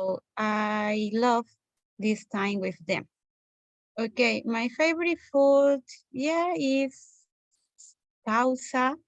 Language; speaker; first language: English; non-native, learner; Spanish